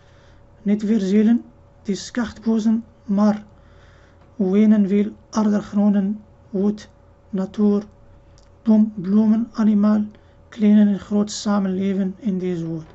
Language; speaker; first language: Dutch; non-native, learner; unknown